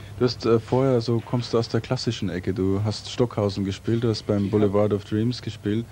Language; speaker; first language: German; native; German